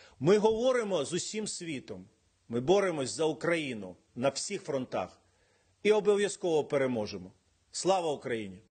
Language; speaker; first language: Ukrainian; non-native, local second language; Russian